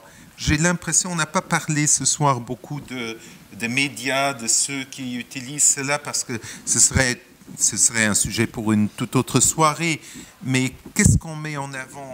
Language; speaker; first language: French; non-native, local second language; Luxembourgish